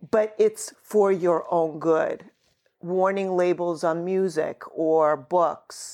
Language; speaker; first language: English; early bilingual, other home language; Russian